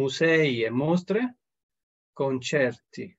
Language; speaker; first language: Italian; non-native, fluent; Spanish